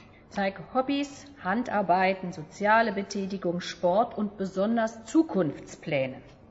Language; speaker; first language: German; native; German